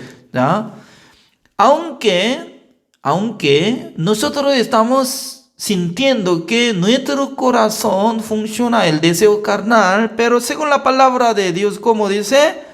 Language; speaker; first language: Spanish; non-native, learner; Korean